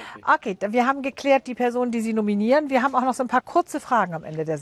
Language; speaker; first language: German; native; German